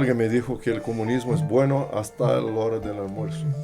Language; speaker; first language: Spanish; non-native, learner; Portuguese